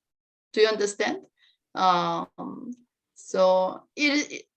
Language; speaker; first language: English; non-native, learner; Korean